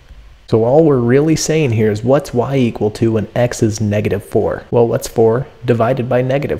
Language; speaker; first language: English; native; English